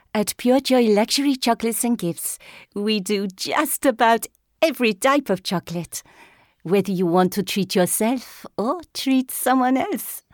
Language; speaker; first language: English; native; English